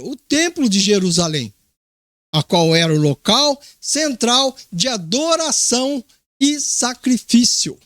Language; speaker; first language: Portuguese; native; Portuguese